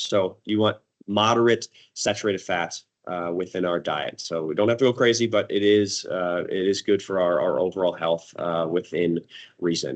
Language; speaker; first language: English; native; English